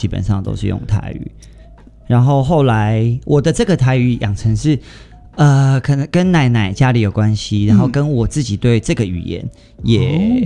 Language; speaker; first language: Chinese; non-native, local second language; Min Nan Chinese